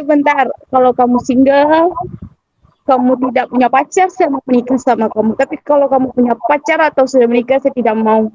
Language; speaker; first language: Indonesian; non-native, local second language; Minangkabau